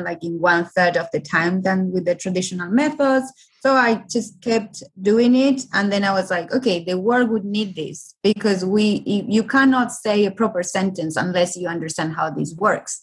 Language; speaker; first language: English; non-native, fluent; Spanish